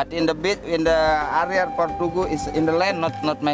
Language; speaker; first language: English; non-native, learner; Indonesian